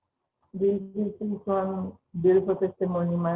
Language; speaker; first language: English; non-native, learner; Portuguese